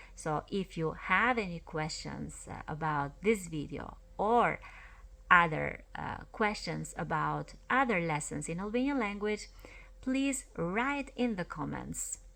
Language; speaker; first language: English; non-native, fluent; Albanian